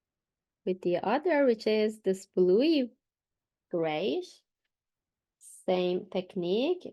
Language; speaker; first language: English; non-native, fluent; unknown